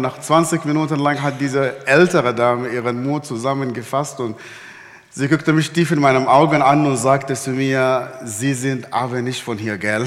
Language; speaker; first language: German; non-native, fluent; Arabic